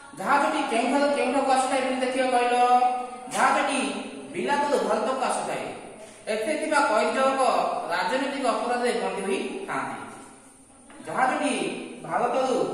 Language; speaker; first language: Odia; native; Odia